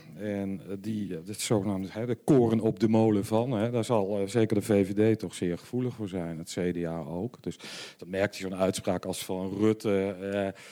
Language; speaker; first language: Dutch; native; Dutch